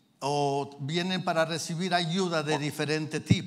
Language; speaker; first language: Spanish; early bilingual, heritage; Spanish